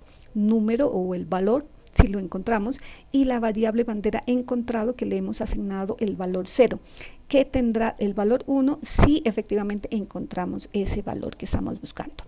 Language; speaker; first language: Spanish; native; Spanish